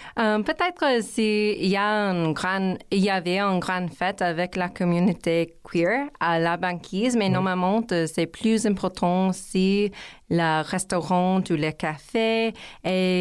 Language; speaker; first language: French; non-native, learner; English